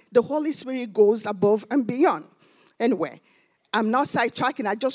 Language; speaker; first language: English; non-native, local second language; Igbo